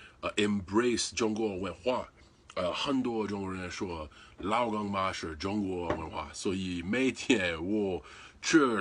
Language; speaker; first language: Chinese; non-native, learner; English